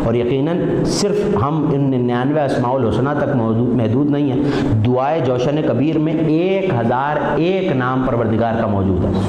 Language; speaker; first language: Urdu; native; Urdu